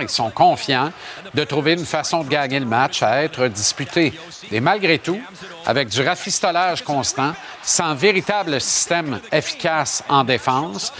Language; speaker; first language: French; native; French